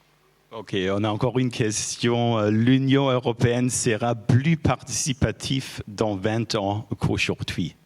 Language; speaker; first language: French; non-native, fluent; German